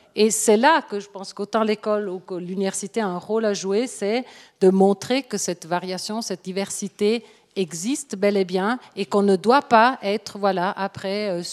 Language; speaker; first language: French; non-native, local second language; Italian